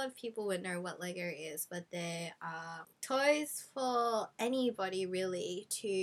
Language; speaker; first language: English; non-native, local second language; Cantonese